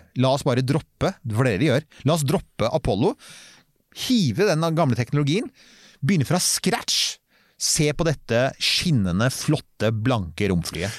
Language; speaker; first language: Norwegian; native; Norwegian